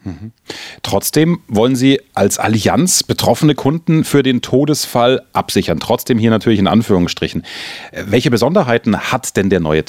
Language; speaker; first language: German; native; German